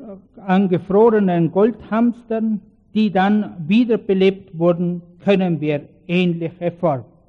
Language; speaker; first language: German; native; German